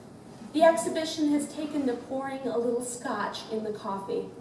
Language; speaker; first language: English; native; English